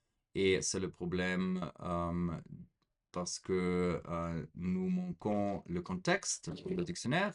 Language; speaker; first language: French; non-native, fluent; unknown